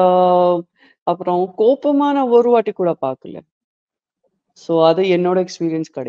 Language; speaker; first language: Tamil; non-native, fluent; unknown